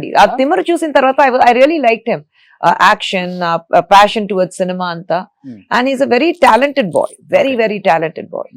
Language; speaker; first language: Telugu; non-native, fluent; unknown